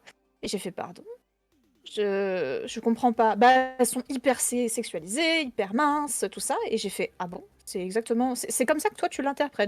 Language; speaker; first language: French; native; French